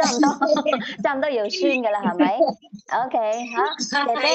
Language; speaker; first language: Cantonese; native; Cantonese